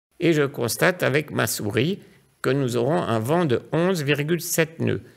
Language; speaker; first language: French; native; French